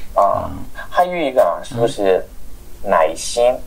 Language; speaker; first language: Chinese; non-native, learner; Spanish